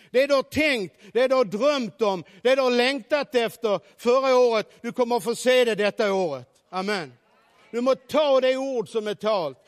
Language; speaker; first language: Norwegian; non-native, fluent; Swedish